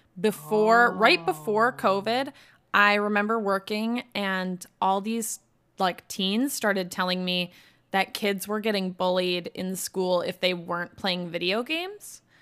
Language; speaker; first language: English; native; English